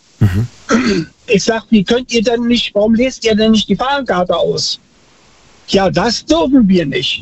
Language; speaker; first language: German; native; German